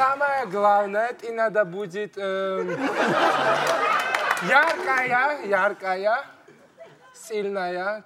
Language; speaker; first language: Russian; non-native, local second language; Georgian